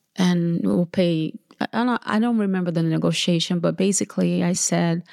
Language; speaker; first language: English; early bilingual, other home language; Portuguese